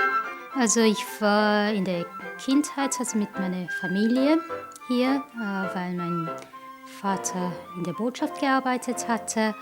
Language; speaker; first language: German; non-native, fluent; Japanese